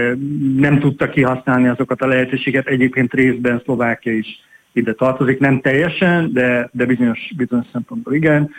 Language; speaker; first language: Hungarian; native; Hungarian